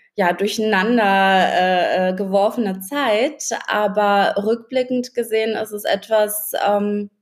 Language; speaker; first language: German; native; German